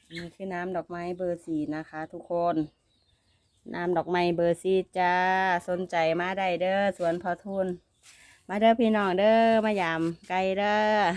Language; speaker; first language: Thai; native; Thai